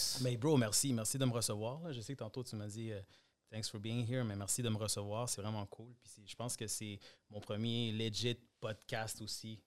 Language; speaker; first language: French; early bilingual, other home language; Spanish